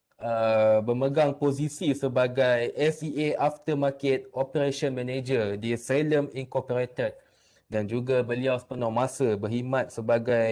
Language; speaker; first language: Malay; native; Malay